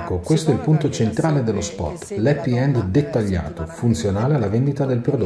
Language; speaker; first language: Italian; native; Italian